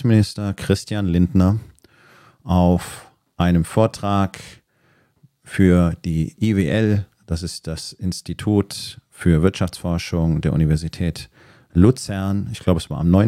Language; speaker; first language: German; native; German